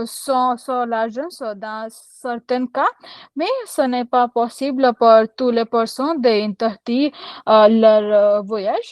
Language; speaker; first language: French; non-native, learner; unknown